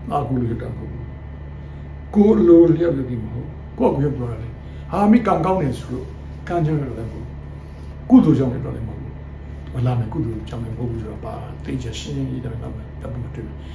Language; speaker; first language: Burmese; non-native, local second language; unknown